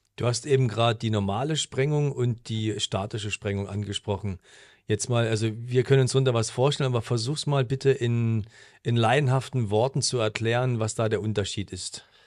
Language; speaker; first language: German; native; German